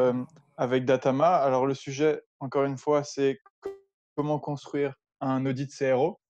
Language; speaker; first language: French; native; French